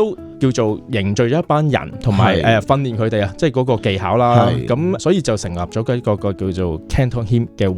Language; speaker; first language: Cantonese; native; Cantonese